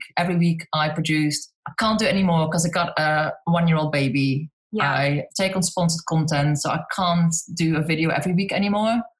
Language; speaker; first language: English; non-native, fluent; Dutch